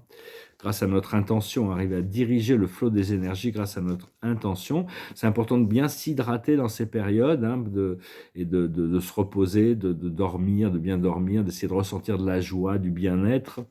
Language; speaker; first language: French; native; French